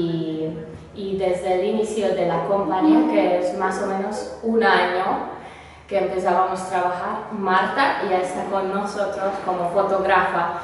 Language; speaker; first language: Spanish; non-native, fluent; Hungarian